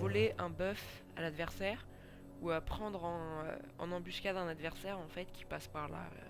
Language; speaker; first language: French; native; French